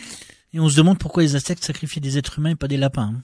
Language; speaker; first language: French; native; French